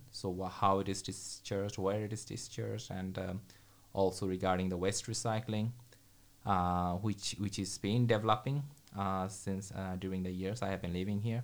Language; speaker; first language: English; non-native, local second language; Bangla